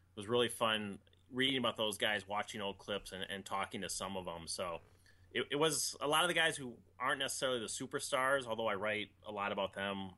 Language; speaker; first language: English; native; English